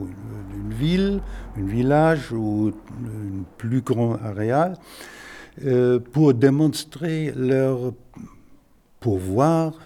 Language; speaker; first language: French; non-native, fluent; German